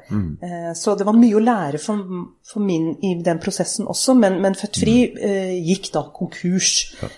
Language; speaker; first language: Norwegian; early bilingual, other home language; Urdu